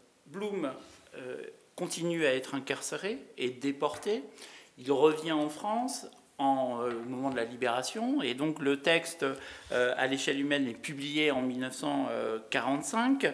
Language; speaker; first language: French; native; French